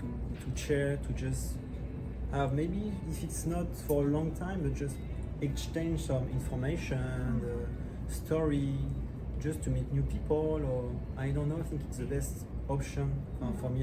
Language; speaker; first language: English; non-native, learner; French